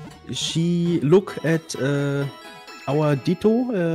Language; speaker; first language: English; non-native, learner; German